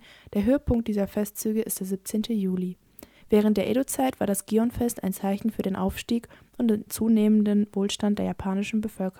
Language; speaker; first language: German; native; German